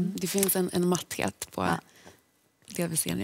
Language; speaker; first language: Swedish; native; Swedish